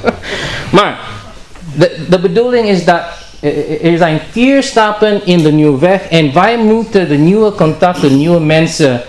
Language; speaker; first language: Dutch; non-native, learner; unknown